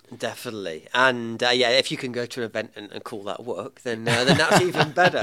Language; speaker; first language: English; native; English